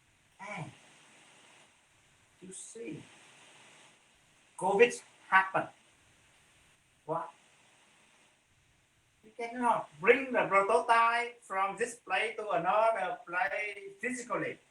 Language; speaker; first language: English; non-native, fluent; Vietnamese